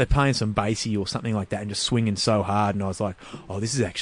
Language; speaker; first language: English; native; English